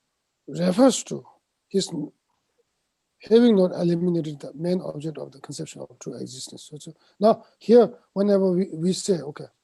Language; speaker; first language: English; non-native, fluent; Tibetan